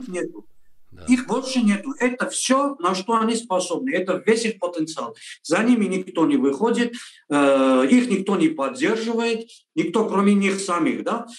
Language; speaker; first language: Russian; non-native, local second language; Armenian